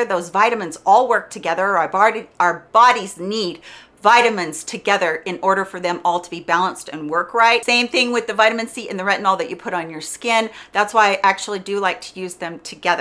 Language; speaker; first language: English; native; English